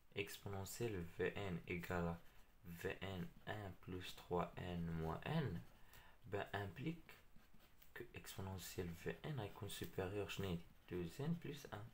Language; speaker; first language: French; non-native, local second language; Arabic